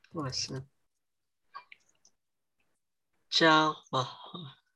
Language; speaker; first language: Chinese; early bilingual, heritage; Chinese